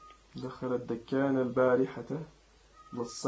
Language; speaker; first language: Arabic; non-native, learner; French